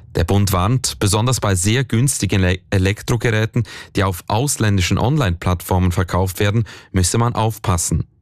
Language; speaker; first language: German; native; German